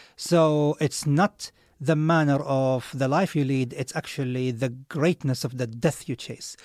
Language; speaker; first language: English; non-native, fluent; Arabic